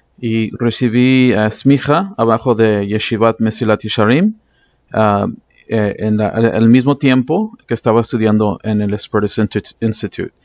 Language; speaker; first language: Spanish; early bilingual, heritage; English